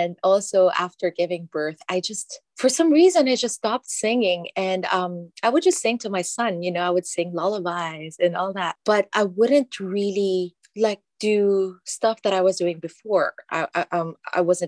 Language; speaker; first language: English; non-native, local second language; Filipino